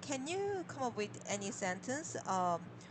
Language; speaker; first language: English; non-native, learner; Korean